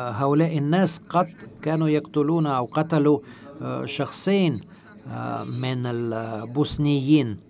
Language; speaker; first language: Arabic; non-native, fluent; Turkish